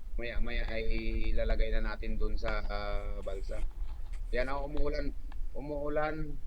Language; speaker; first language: Filipino; native; Filipino